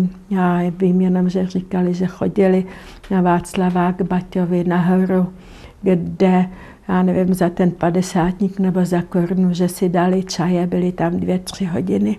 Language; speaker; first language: Czech; non-native, local second language; German